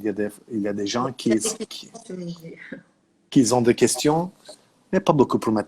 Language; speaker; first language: French; non-native, learner; Turkish